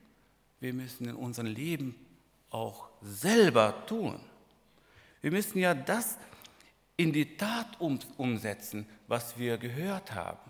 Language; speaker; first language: German; non-native, fluent; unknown